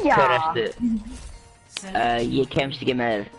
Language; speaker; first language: Icelandic; early bilingual, other home language; Norwegian